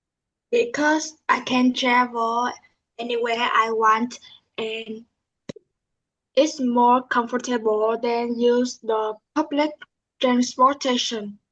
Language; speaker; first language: English; non-native, learner; Vietnamese